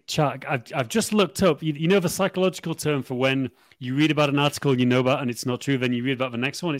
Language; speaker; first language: English; native; English